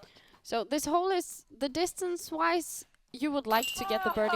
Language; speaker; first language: English; non-native, fluent; Norwegian